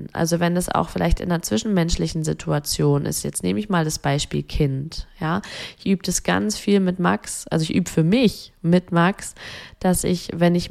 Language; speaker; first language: German; native; German